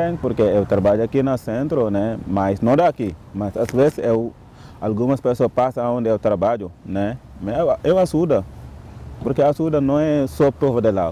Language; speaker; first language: Portuguese; non-native, learner; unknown